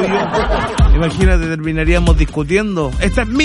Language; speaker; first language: Spanish; native; Spanish